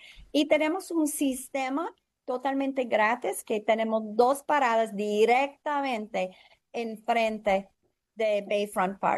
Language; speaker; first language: Spanish; non-native, learner; English